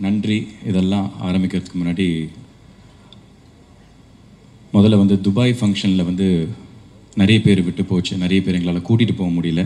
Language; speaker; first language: Tamil; native; Tamil